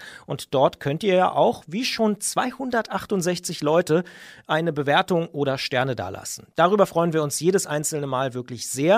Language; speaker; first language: German; native; German